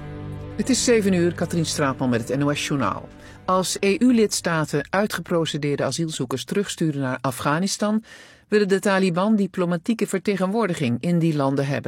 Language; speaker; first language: Dutch; native; Dutch